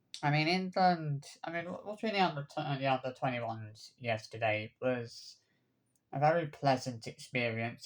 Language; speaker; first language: English; native; English